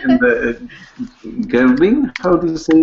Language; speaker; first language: English; non-native, learner; Spanish